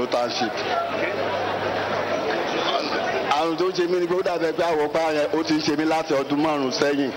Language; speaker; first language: English; non-native, local second language; Yoruba